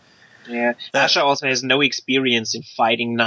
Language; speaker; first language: English; non-native, fluent; German